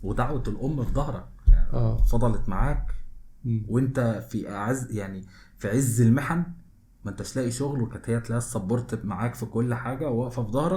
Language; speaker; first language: Arabic; native; Arabic